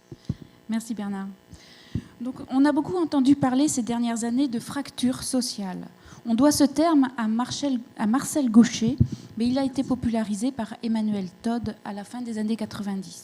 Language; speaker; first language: French; native; French